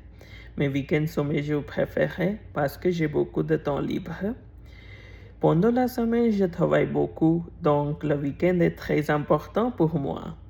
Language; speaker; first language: French; non-native, learner; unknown